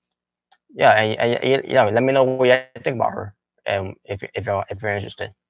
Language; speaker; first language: English; native; English